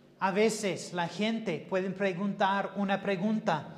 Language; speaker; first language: Spanish; non-native, learner; English